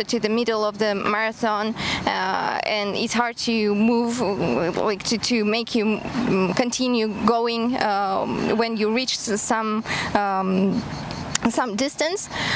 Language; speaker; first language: English; non-native, fluent; Kazakh